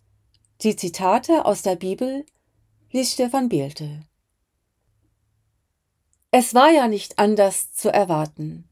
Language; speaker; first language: German; native; German